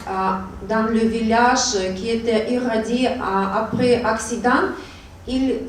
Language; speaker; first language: French; non-native, learner; Russian